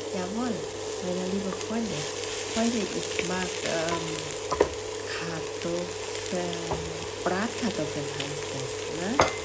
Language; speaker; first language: Thai; native; Thai